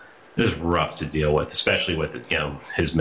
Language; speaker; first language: English; native; English